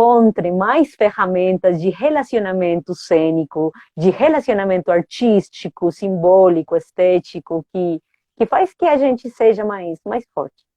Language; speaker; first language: Portuguese; non-native, fluent; Spanish